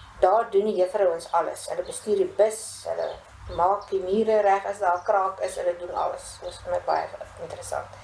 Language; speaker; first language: Afrikaans; native; Afrikaans